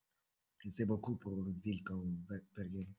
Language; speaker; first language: French; non-native, fluent; Spanish